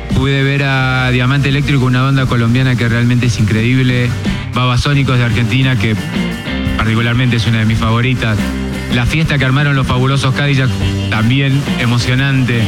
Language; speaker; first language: Spanish; native; Spanish